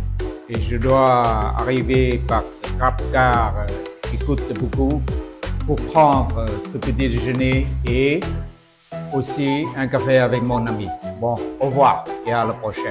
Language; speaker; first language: French; non-native, fluent; Vietnamese